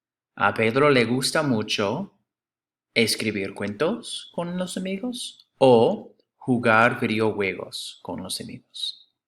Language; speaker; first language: Spanish; non-native, fluent; English